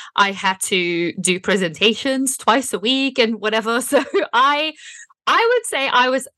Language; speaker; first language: English; non-native, fluent; Dutch